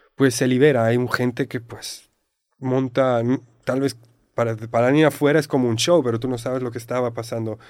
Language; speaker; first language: Spanish; non-native, fluent; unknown